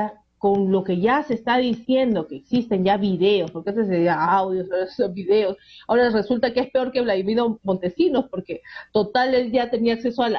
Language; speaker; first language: Spanish; native; Spanish